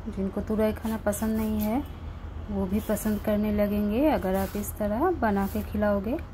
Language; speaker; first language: Hindi; non-native, local second language; Bangla